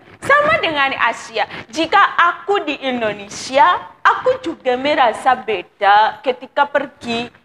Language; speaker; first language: Indonesian; non-native, fluent; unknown